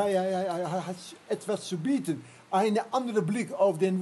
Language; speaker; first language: German; non-native, learner; Dutch